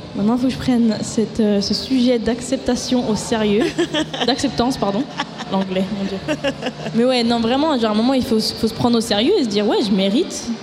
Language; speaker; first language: French; native; French